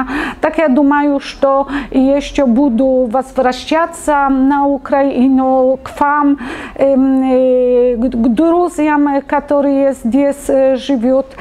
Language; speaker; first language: Russian; non-native, learner; Polish